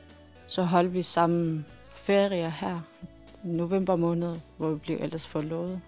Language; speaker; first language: Danish; non-native, local second language; Kalaallisut